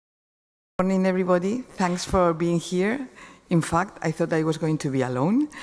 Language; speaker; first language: English; non-native, fluent; Spanish